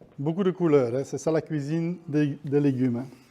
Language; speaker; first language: French; non-native, fluent; Dutch